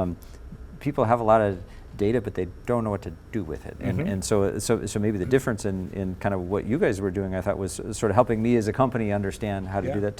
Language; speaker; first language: English; native; English